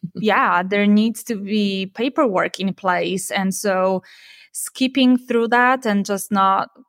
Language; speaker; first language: English; non-native, fluent; Polish